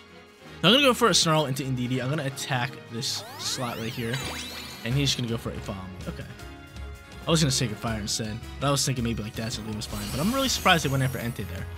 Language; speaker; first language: English; native; English